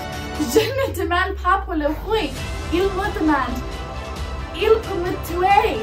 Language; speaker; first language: French; non-native, learner; English